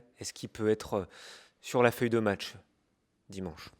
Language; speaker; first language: French; native; French